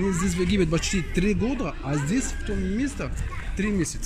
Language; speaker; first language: Russian; non-native, learner; Arabic